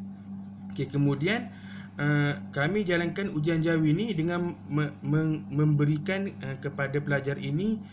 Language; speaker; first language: Malay; native; Malay